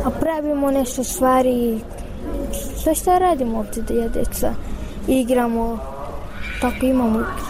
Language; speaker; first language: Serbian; non-native, learner; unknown